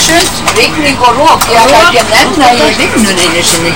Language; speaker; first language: Icelandic; non-native, learner; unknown